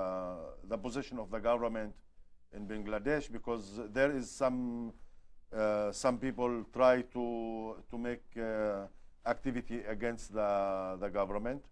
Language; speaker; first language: English; non-native, learner; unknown